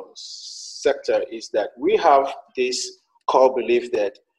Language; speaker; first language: English; non-native, fluent; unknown